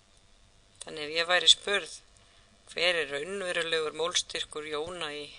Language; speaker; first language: Icelandic; native; Icelandic